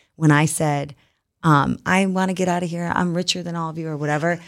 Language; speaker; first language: English; native; English